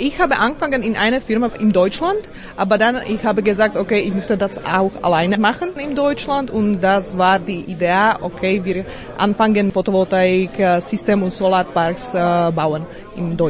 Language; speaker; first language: German; non-native, learner; Slovak